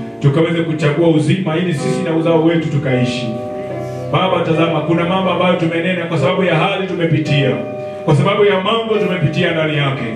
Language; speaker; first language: Swahili; non-native, local second language; Luyia